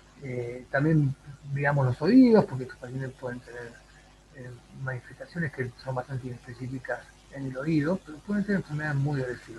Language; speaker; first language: Spanish; native; Spanish